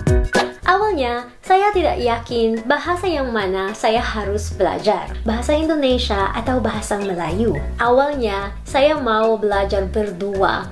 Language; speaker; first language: Indonesian; non-native, fluent; Filipino